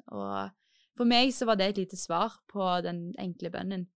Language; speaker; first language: Norwegian; native; Norwegian